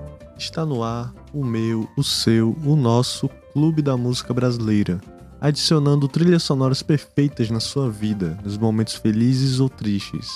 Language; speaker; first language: Portuguese; native; Portuguese